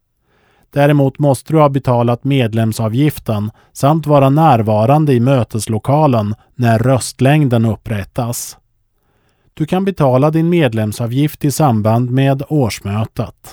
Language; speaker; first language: Swedish; native; Swedish